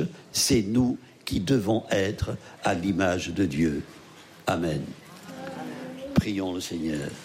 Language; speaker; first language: French; native; French